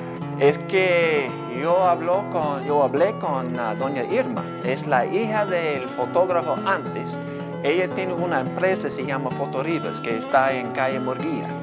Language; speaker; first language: Spanish; non-native, learner; English